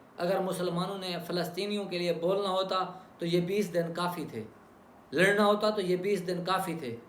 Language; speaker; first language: Urdu; native; Urdu